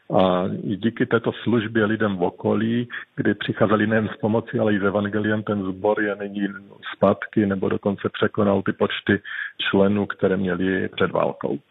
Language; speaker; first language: Czech; native; Czech